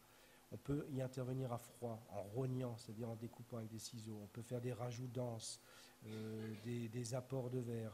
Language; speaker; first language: French; native; French